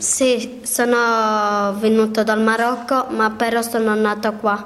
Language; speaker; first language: Italian; early bilingual, other home language; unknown